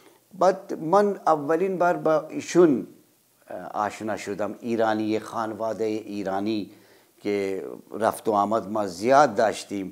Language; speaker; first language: Persian; non-native, fluent; Urdu